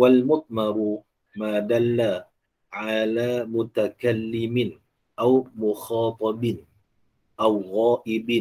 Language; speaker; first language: Arabic; non-native, learner; Malay